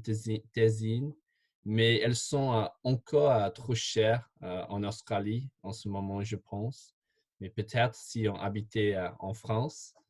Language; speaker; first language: French; non-native, fluent; English